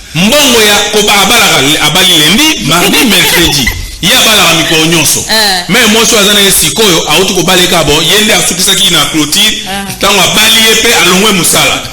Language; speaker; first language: Lingala; native; Lingala